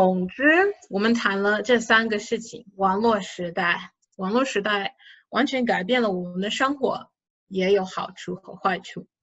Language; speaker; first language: Chinese; non-native, fluent; English